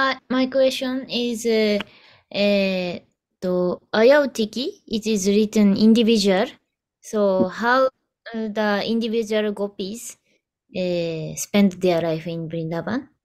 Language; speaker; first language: English; non-native, learner; Japanese